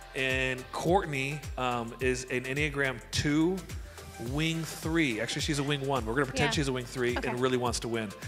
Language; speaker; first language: English; native; English